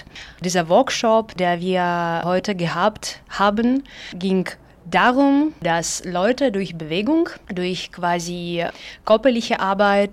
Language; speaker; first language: German; non-native, learner; Ukrainian